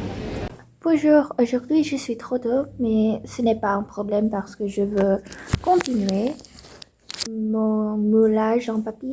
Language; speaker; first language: French; non-native, learner; Indonesian